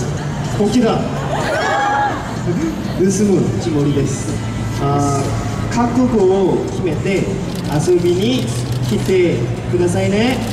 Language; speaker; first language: Japanese; non-native, learner; Korean